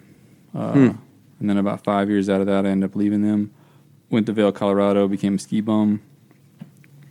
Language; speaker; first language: English; native; English